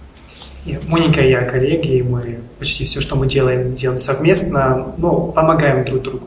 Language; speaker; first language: Russian; non-native, fluent; German